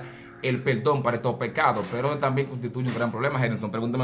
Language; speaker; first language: Spanish; native; Spanish